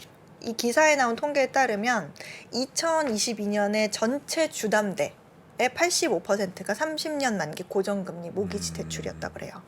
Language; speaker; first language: Korean; native; Korean